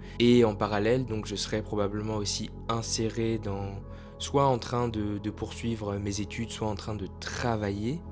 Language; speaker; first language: French; native; French